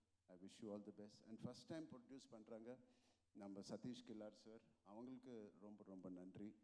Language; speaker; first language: Tamil; non-native, local second language; Telugu